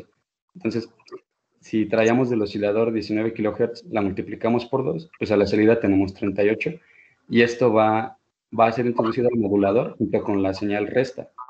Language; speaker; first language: Spanish; native; Spanish